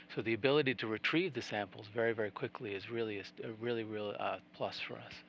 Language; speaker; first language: English; native; English